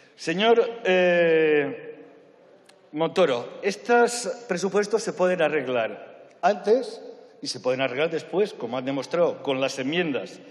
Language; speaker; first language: Spanish; non-native, local second language; Catalan